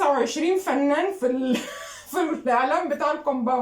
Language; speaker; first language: Arabic; native; Arabic